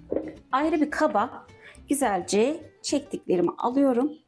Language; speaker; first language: Turkish; native; Turkish